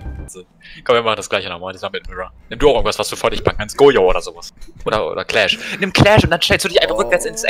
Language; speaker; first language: German; native; German